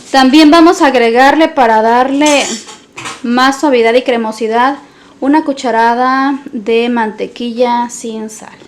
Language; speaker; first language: Spanish; native; Spanish